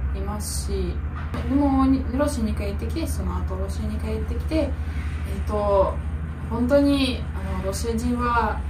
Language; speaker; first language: Japanese; non-native, learner; Russian